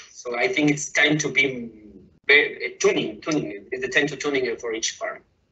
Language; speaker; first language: English; non-native, fluent; Spanish